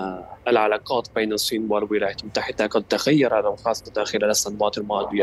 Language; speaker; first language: Arabic; non-native, fluent; Chinese